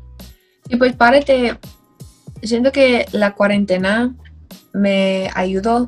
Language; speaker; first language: Spanish; non-native, learner; English